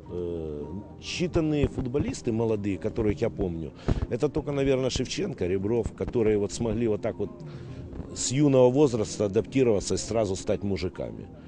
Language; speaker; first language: Russian; native; Russian